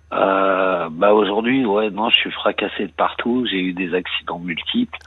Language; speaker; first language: French; native; French